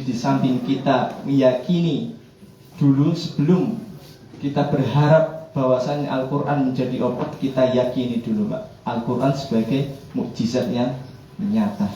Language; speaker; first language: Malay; non-native, local second language; Javanese